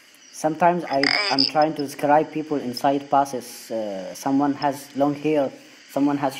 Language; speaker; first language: English; non-native, learner; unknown